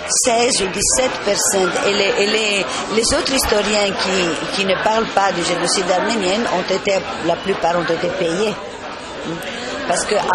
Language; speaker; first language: French; non-native, fluent; Italian